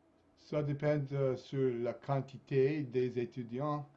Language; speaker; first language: French; non-native, fluent; English